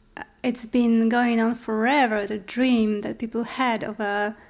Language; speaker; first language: English; non-native, fluent; Polish